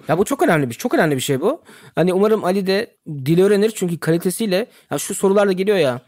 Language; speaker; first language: Turkish; early bilingual, heritage; Turkish